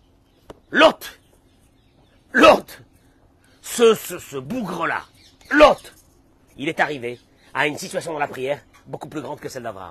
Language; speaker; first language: French; native; French